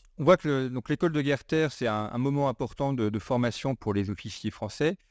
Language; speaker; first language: French; native; French